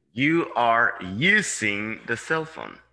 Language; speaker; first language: English; non-native, fluent; Spanish